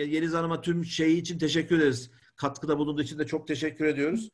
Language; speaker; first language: Turkish; native; Turkish